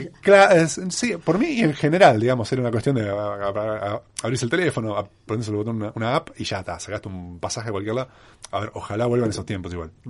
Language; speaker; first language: Spanish; native; Spanish